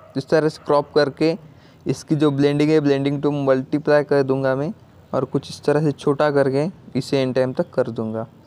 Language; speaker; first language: Hindi; non-native, local second language; Marathi